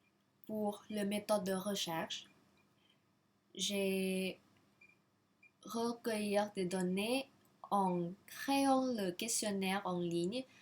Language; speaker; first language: French; non-native, learner; Thai